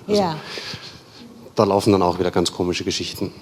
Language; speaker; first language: German; native; German